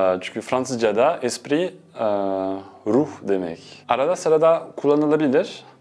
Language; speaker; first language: Turkish; non-native, fluent; French